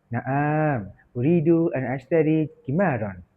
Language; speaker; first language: Arabic; non-native, learner; Malay